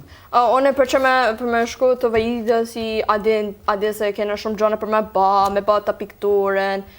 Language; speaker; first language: Albanian; early bilingual, heritage; Albanian